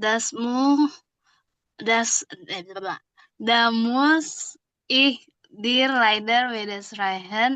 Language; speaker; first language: German; non-native, learner; Indonesian